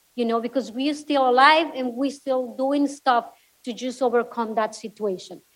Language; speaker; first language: English; non-native, fluent; Spanish